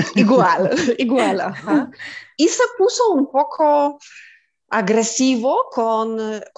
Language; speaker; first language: Spanish; non-native, fluent; Polish